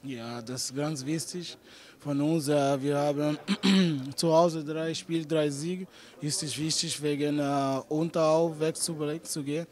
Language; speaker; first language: German; non-native, learner; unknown